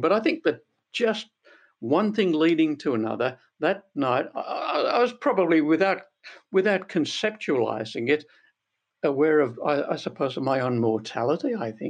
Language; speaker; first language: English; native; English